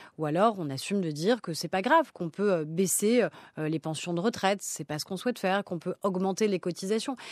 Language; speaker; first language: French; native; French